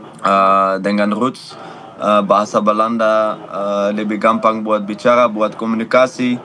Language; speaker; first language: Indonesian; non-native, fluent; Dutch